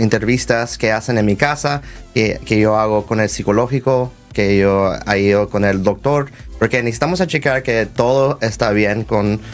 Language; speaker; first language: Spanish; early bilingual, heritage; Spanish